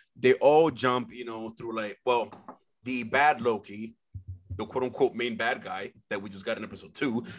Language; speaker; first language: English; early bilingual, other home language; Spanish